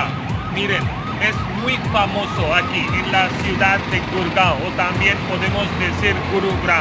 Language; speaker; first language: Spanish; non-native, fluent; Hindi